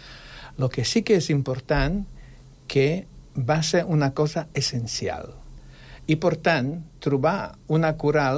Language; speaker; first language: Catalan; non-native, fluent; Polish